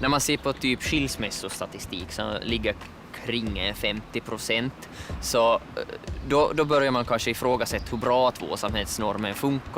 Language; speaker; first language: Swedish; native; Swedish